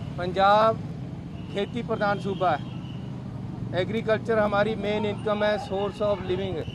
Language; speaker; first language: Hindi; non-native, local second language; Punjabi